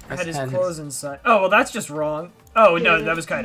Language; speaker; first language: English; native; English